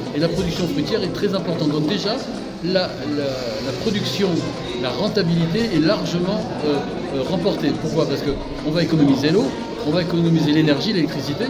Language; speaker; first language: French; native; French